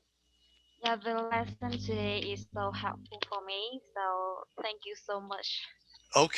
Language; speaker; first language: English; non-native, learner; Vietnamese